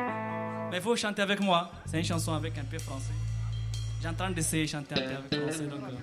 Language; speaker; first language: French; non-native, learner; Tamasheq